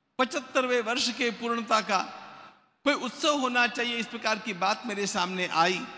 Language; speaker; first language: Hindi; non-native, local second language; Marathi